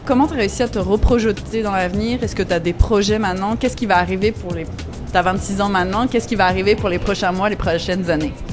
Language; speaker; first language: French; native; French